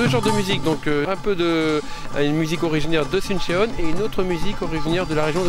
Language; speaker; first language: French; native; French